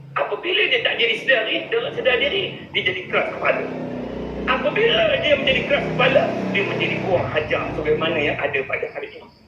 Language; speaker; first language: Malay; native; Malay